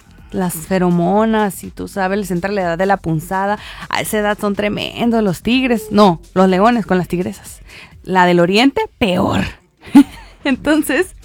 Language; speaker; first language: Spanish; native; Spanish